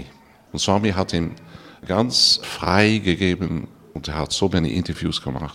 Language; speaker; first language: German; non-native, learner; Dutch